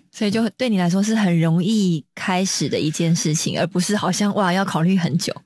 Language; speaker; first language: Chinese; native; Chinese